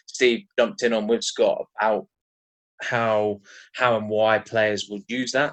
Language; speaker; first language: English; native; English